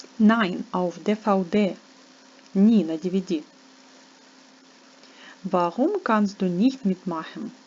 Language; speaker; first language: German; non-native, fluent; Ukrainian